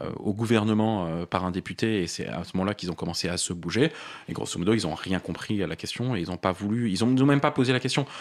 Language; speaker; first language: French; native; French